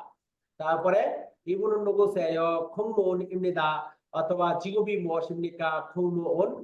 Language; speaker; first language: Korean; non-native, fluent; Bangla